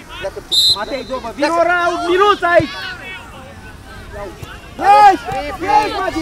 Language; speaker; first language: Romanian; native; Romanian